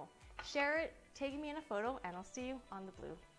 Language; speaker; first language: English; native; English